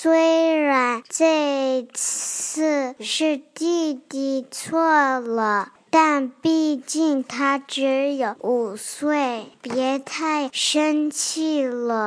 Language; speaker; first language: Chinese; early bilingual, heritage; Chinese